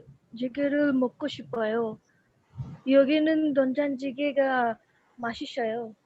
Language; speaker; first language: Korean; non-native, learner; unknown